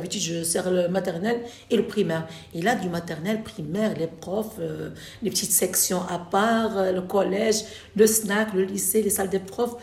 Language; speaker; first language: French; non-native, local second language; Arabic